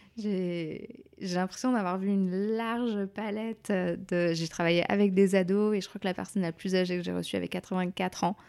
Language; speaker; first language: French; native; French